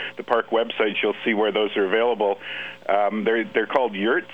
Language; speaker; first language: English; native; English